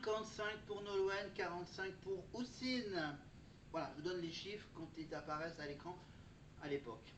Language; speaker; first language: French; native; French